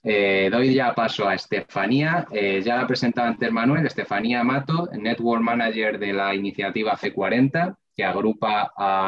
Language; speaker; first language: Spanish; native; Spanish